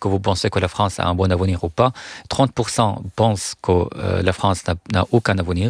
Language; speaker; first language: French; non-native, fluent; Arabic